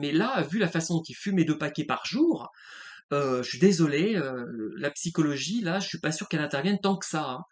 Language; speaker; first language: French; native; French